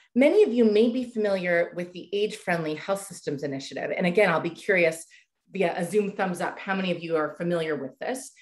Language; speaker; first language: English; native; English